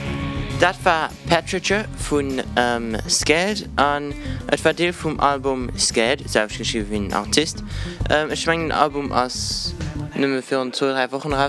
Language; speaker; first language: German; non-native, local second language; Luxembourgish